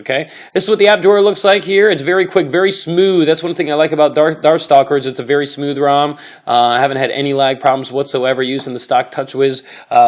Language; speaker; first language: English; native; English